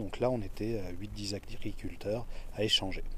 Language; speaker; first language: French; native; French